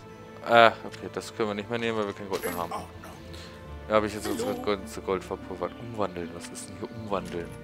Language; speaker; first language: German; native; German